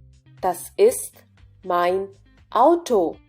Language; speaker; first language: German; non-native, fluent; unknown